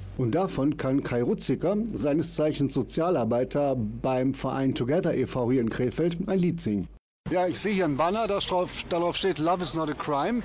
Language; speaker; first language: German; native; German